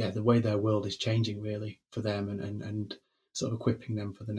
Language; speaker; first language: English; native; English